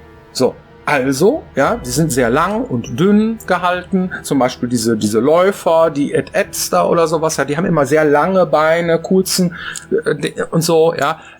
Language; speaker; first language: German; native; German